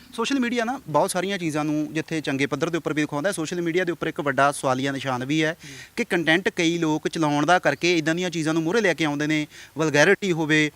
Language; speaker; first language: Punjabi; native; Punjabi